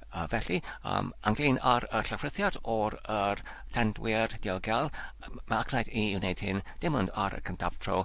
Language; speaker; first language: Welsh; non-native, learner; Polish